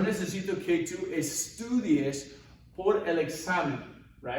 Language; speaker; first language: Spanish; non-native, fluent; English